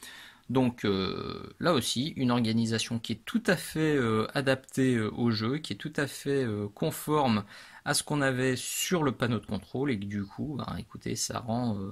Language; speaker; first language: French; native; French